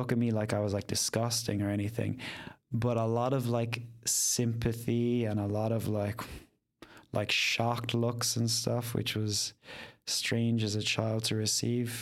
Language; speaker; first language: English; native; English